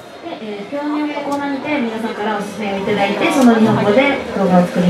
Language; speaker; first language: Japanese; non-native, fluent; Korean